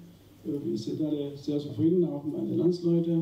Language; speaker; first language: German; non-native, fluent; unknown